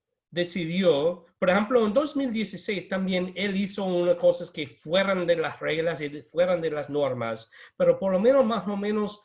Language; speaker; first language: Spanish; non-native, fluent; English